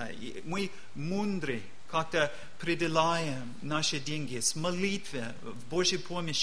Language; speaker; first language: Russian; non-native, learner; English